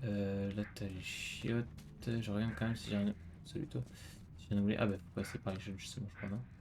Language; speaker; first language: French; native; French